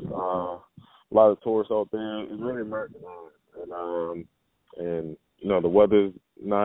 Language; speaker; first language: English; native; English